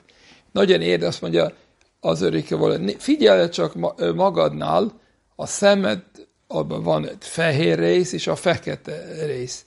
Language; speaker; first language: Hungarian; non-native, fluent; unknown